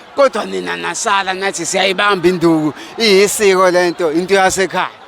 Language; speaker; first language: Zulu; native; Zulu